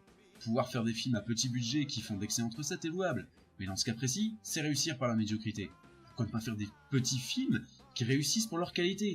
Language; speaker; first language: French; native; French